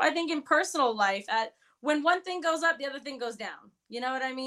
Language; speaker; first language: English; early bilingual, other home language; Spanish